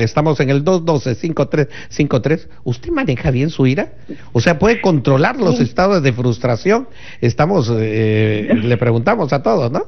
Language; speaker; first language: Spanish; native; Spanish